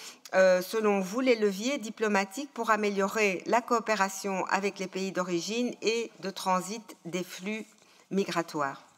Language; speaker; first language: French; native; French